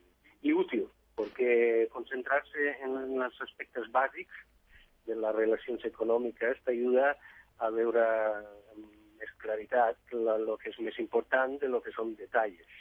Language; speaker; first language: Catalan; non-native, fluent; Italian